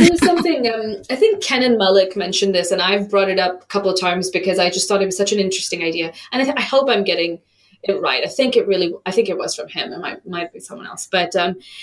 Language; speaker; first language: English; native; English